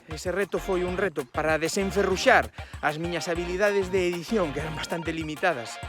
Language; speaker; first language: Galician; non-native, local second language; Spanish